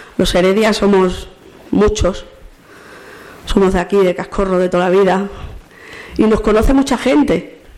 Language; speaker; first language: Spanish; native; Spanish